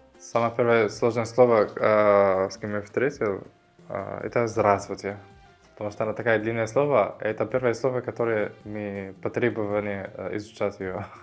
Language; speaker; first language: Russian; non-native, fluent; Arabic